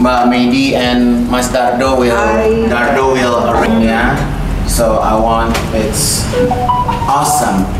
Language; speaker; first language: English; non-native, learner; Indonesian